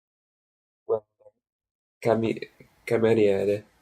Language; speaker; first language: Italian; non-native, learner; English